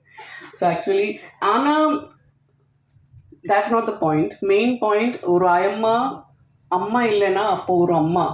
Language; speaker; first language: Tamil; non-native, learner; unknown